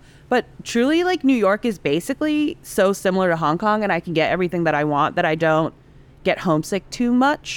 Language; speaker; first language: English; non-native, local second language; Cantonese